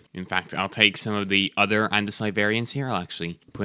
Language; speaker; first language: English; native; English